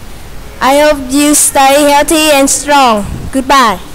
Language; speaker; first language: English; non-native, learner; Vietnamese